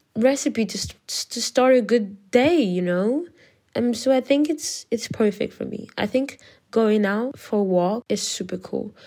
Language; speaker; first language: English; non-native, fluent; French